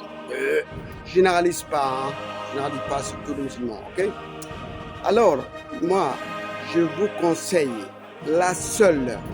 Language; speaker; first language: French; non-native, learner; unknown